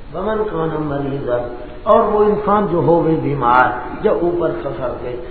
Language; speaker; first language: Urdu; non-native, local second language; Punjabi